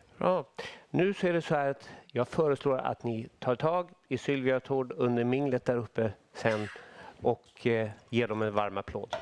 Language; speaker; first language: Swedish; native; Swedish